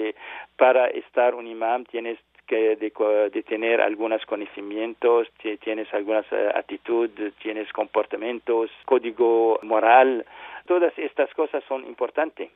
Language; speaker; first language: Spanish; non-native, learner; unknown